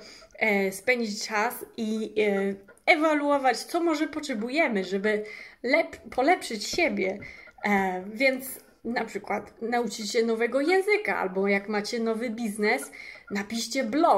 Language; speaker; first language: Polish; early bilingual, heritage; English